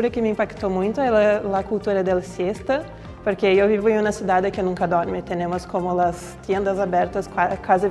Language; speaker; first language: Spanish; non-native, fluent; Portuguese